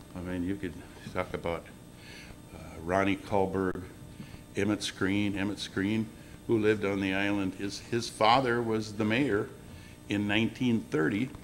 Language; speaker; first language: English; native; English